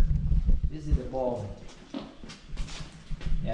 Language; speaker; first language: English; non-native, fluent; Vietnamese